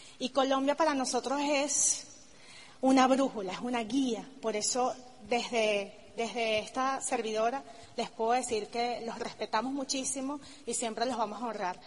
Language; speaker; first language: Spanish; native; Spanish